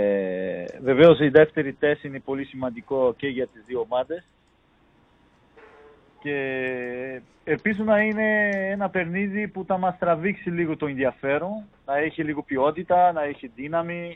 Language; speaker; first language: Greek; non-native, fluent; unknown